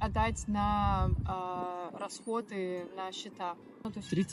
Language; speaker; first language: Russian; native; Russian